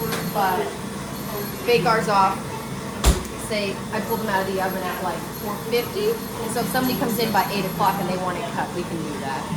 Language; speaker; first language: English; native; English